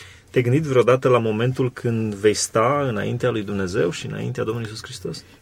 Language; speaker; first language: Romanian; native; Romanian